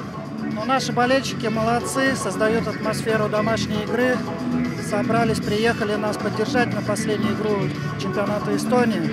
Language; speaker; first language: Russian; native; Russian